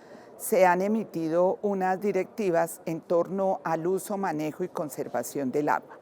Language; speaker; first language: Spanish; native; Spanish